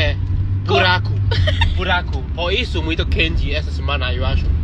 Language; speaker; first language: Portuguese; non-native, learner; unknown